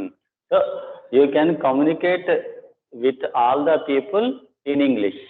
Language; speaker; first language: English; non-native, local second language; Telugu